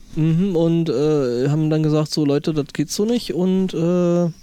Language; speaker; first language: German; native; German